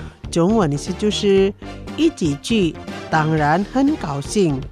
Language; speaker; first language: Chinese; non-native, fluent; Indonesian